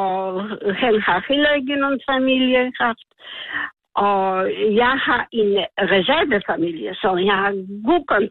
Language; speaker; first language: Danish; non-native, learner; Polish